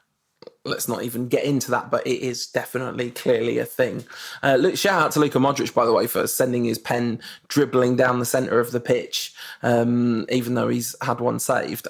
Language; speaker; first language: English; native; English